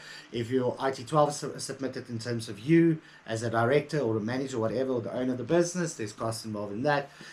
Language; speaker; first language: English; native; English